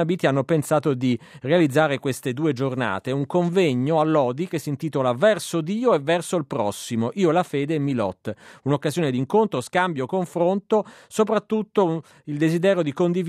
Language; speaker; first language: Italian; native; Italian